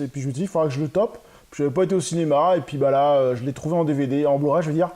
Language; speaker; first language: French; native; French